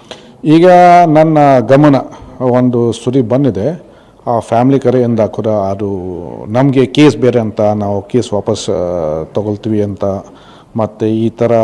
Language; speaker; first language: Kannada; non-native, fluent; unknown